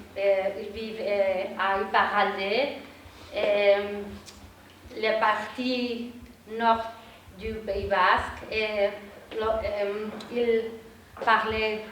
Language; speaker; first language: French; non-native, learner; Spanish